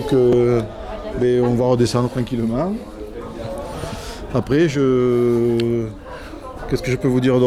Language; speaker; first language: French; native; French